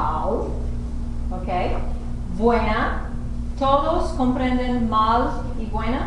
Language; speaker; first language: Spanish; non-native, fluent; English